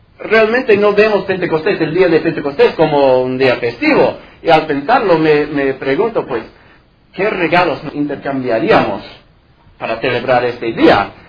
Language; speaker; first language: Spanish; non-native, fluent; English